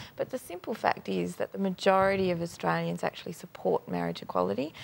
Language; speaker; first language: English; native; English